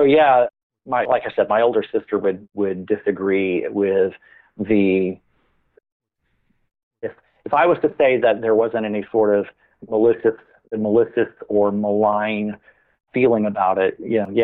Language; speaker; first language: English; native; English